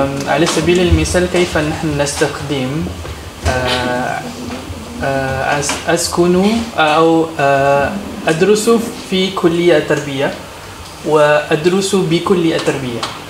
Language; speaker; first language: Arabic; non-native, learner; Malay